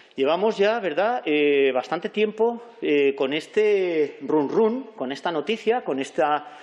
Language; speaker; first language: Spanish; native; Spanish